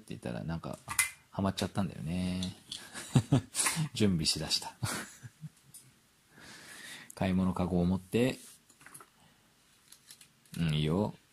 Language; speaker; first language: Japanese; native; Japanese